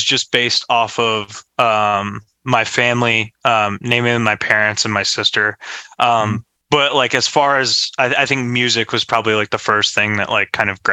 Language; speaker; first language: English; native; English